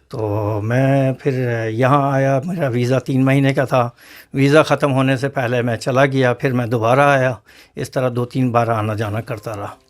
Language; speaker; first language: Urdu; native; Urdu